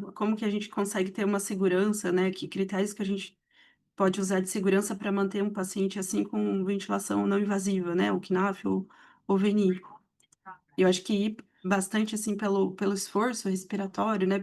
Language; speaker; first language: Portuguese; native; Portuguese